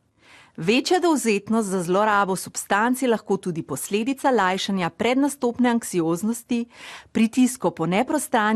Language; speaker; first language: Slovenian; native; Slovenian